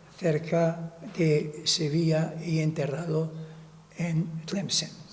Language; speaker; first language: Spanish; non-native, fluent; Arabic